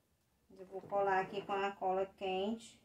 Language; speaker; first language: Portuguese; native; Portuguese